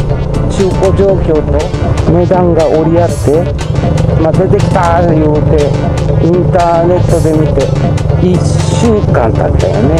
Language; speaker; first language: Japanese; native; Japanese